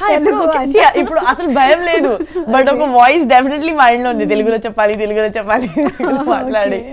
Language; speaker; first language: Telugu; non-native, learner; Gujarati